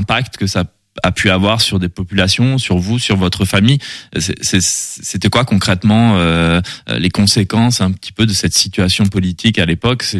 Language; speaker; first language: French; native; French